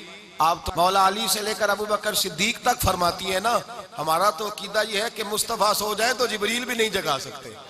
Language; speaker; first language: Hindi; non-native, local second language; Punjabi